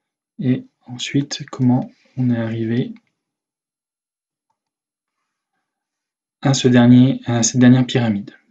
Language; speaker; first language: French; native; French